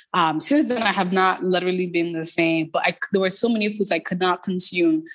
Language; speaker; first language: English; early bilingual, other home language; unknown